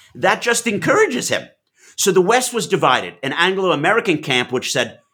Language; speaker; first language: English; native; English